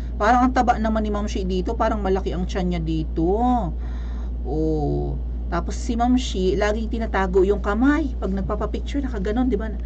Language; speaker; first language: Filipino; non-native, local second language; Cebuano